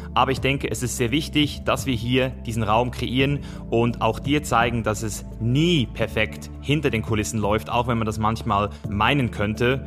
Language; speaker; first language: German; native; German